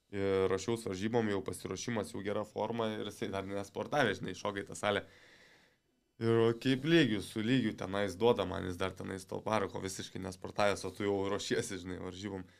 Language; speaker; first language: Lithuanian; native; Lithuanian